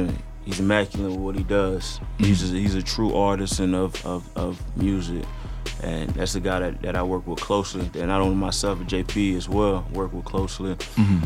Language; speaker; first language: English; native; English